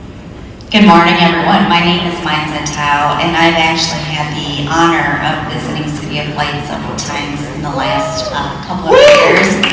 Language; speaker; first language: English; early bilingual, other home language; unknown